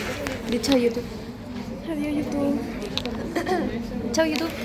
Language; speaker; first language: Spanish; native; Spanish